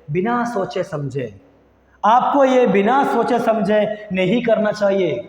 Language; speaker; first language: Hindi; non-native, local second language; Malayalam